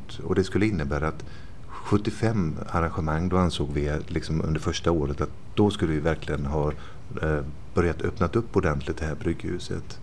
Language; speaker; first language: Swedish; native; Swedish